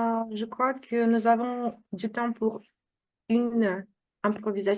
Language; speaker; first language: French; non-native, fluent; Russian